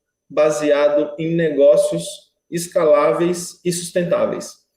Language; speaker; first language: Portuguese; native; Portuguese